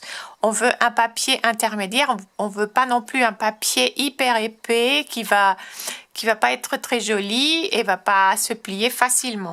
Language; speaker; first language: French; non-native, fluent; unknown